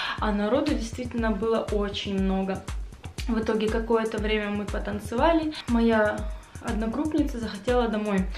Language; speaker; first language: Russian; native; Russian